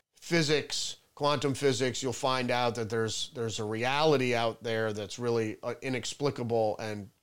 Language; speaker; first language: English; early bilingual, other home language; German